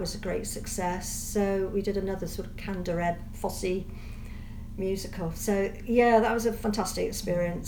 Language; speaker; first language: English; native; English